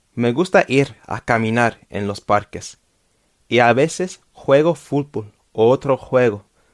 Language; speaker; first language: Spanish; non-native, fluent; English